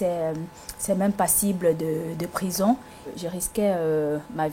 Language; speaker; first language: French; non-native, fluent; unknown